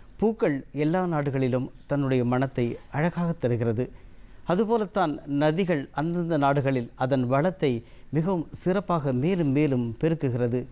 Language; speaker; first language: Tamil; native; Tamil